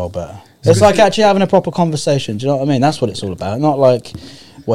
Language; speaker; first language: English; native; English